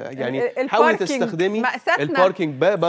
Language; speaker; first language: Arabic; native; Arabic